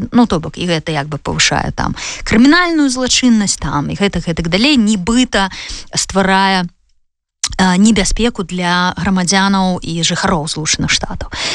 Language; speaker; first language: Belarusian; non-native, local second language; Russian